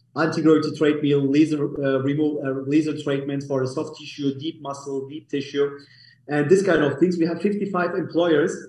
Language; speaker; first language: English; non-native, learner; German